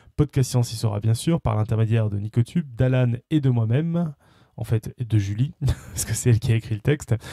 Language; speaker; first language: French; native; French